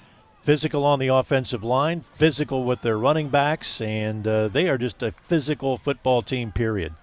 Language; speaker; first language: English; native; English